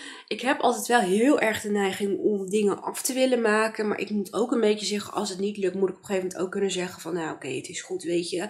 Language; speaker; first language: Dutch; native; Dutch